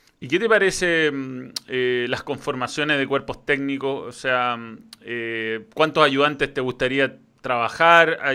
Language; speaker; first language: Spanish; native; Spanish